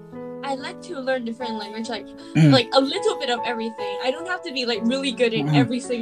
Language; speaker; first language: English; non-native, local second language; Cantonese